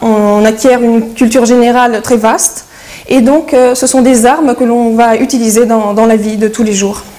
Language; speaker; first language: French; early bilingual, heritage; French